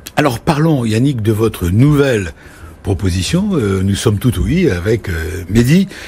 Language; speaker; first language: French; native; French